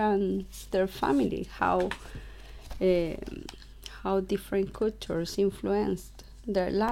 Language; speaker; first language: English; non-native, learner; Spanish